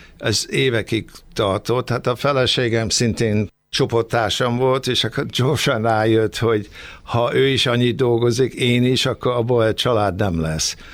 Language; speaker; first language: Hungarian; early bilingual, heritage; Hungarian